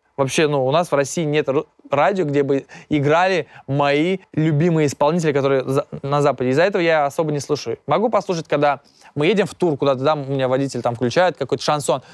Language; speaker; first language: Russian; non-native, local second language; Tatar